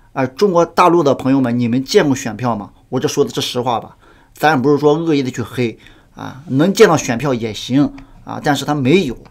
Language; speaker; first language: Chinese; native; Chinese